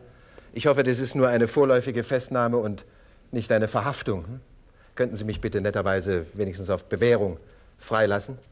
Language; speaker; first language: German; native; German